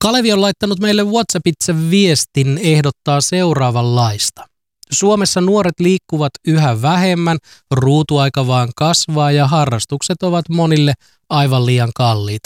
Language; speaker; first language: Finnish; native; Finnish